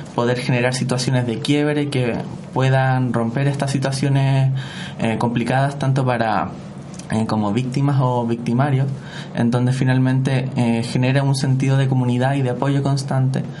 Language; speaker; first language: Spanish; native; Spanish